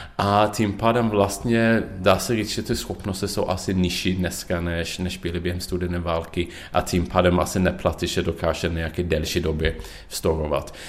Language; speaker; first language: Czech; non-native, fluent; Swedish